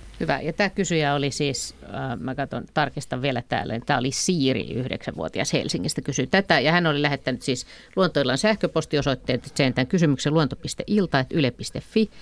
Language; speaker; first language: Finnish; native; Finnish